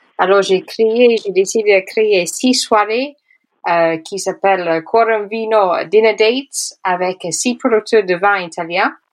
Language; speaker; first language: French; non-native, fluent; English